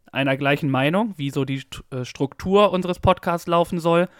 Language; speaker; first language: German; native; German